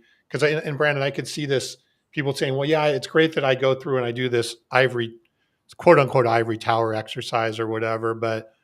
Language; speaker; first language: English; native; English